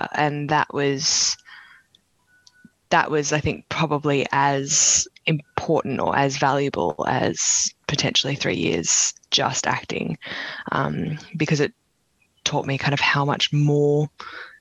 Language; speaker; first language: English; native; English